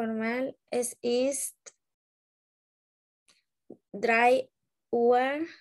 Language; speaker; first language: German; non-native, learner; Spanish